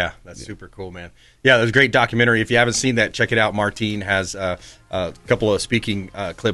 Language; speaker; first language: English; native; English